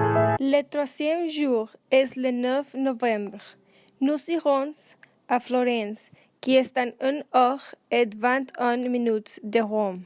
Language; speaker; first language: French; non-native, learner; Spanish